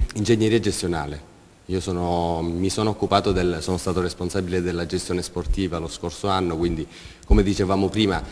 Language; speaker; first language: Italian; native; Italian